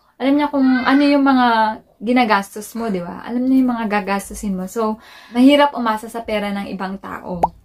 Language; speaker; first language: Filipino; native; Filipino